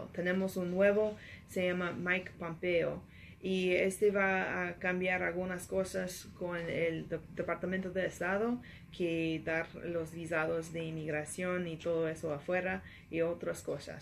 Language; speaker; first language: Spanish; non-native, learner; English